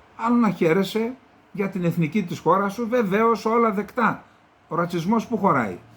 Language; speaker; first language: Greek; native; Greek